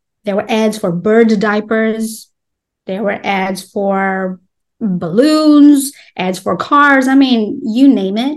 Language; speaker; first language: English; non-native, fluent; Albanian